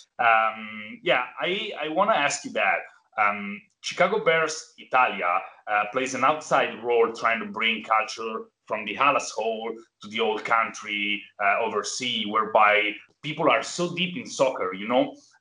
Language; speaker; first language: English; non-native, fluent; Italian